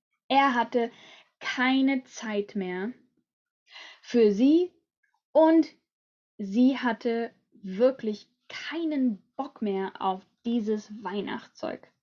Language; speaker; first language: German; native; German